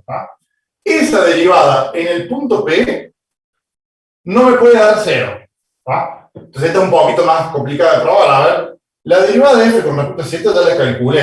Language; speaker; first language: Spanish; native; Spanish